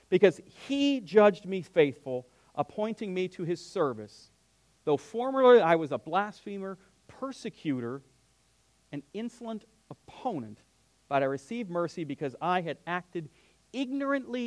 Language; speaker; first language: English; native; English